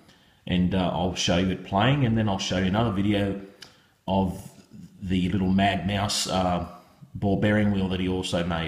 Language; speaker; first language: English; native; English